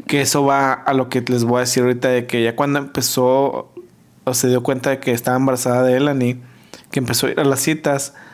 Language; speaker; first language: Spanish; early bilingual, heritage; Spanish